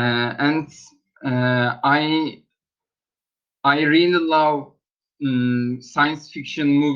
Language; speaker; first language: English; non-native, learner; Turkish